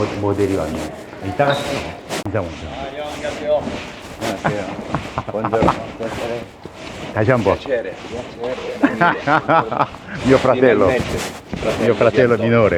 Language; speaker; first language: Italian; non-native, learner; Korean